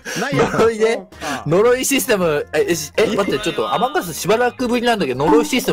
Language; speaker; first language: Japanese; native; Japanese